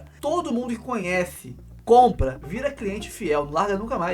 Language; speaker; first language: Portuguese; native; Portuguese